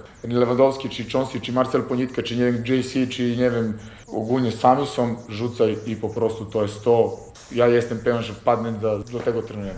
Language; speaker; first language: Polish; non-native, fluent; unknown